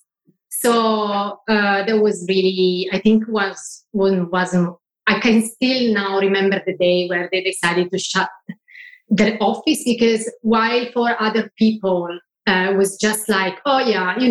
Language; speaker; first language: English; non-native, fluent; Italian